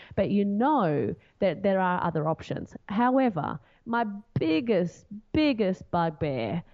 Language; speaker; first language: English; non-native, fluent; Portuguese